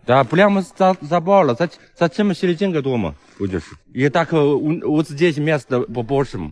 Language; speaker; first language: Russian; non-native, learner; Chinese